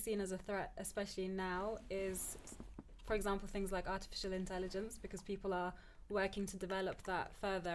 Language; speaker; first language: English; early bilingual, other home language; Turkish